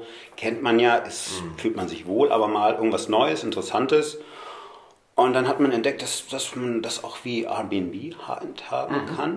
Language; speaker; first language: German; native; German